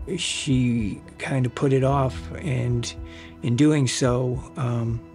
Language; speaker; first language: English; native; English